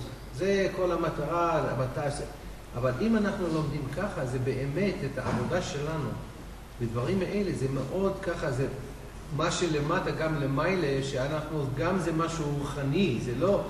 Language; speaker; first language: Hebrew; non-native, learner; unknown